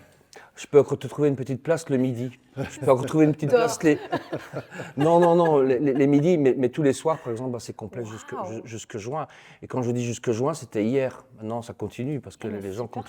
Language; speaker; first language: French; native; French